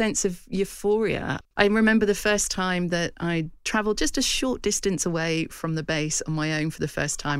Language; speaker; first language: English; native; English